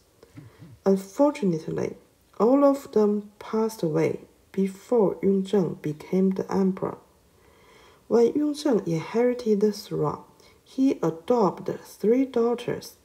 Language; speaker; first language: English; non-native, learner; Chinese